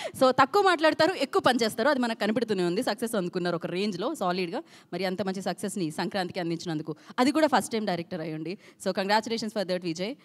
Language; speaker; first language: Telugu; native; Telugu